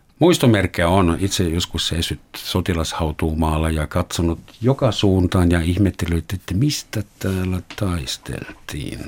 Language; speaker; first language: Finnish; non-native, fluent; German